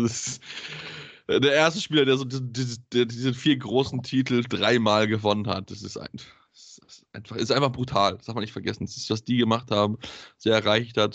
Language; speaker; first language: German; native; German